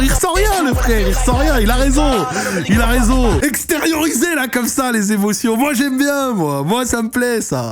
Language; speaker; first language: French; native; French